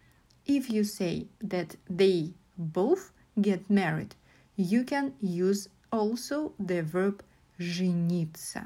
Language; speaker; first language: English; non-native, fluent; Russian